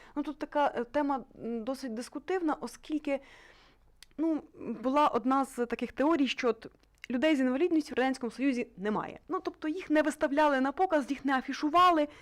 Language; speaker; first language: Ukrainian; native; Ukrainian